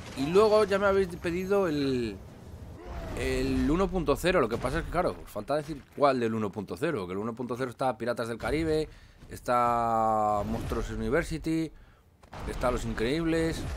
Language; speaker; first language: Spanish; native; Spanish